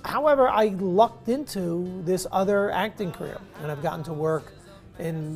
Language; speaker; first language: English; native; English